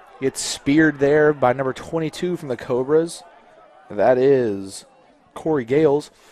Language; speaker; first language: English; native; English